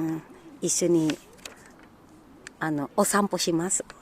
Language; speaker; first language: Japanese; early bilingual, other home language; Filipino